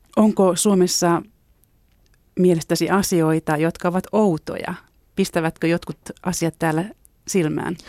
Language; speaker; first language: Finnish; native; Finnish